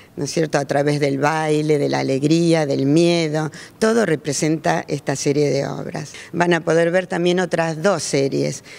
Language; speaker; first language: Spanish; native; Spanish